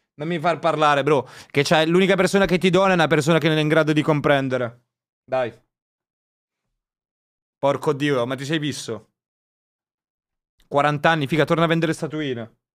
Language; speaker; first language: Italian; native; Italian